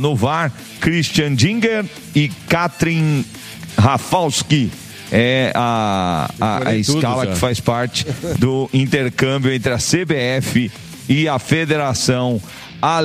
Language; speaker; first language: Portuguese; native; Portuguese